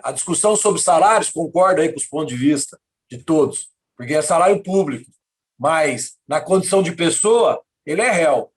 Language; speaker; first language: Portuguese; native; Portuguese